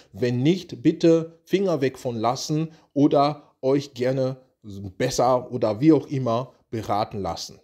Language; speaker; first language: German; non-native, fluent; French